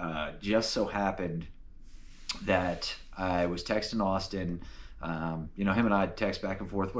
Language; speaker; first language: English; native; English